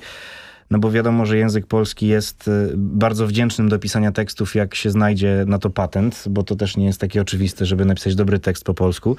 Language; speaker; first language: Polish; native; Polish